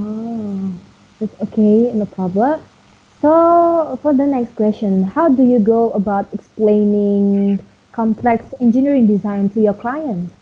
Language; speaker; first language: English; non-native, learner; Indonesian